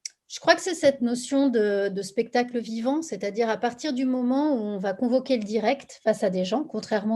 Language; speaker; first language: French; native; French